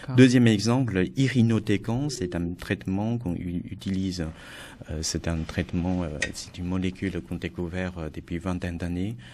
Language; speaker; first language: French; non-native, fluent; Chinese